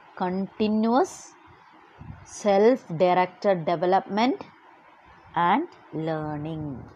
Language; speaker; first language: English; non-native, local second language; Malayalam